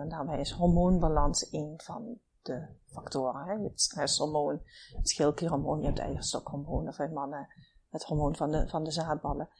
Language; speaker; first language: Dutch; native; Dutch